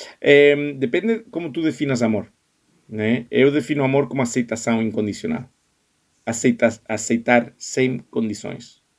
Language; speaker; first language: Portuguese; non-native, fluent; Spanish